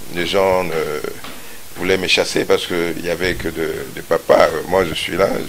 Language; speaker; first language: French; non-native, local second language; Lingala